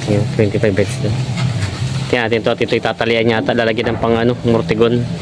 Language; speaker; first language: Filipino; native; Filipino